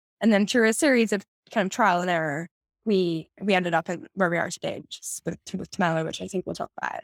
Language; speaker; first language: English; native; English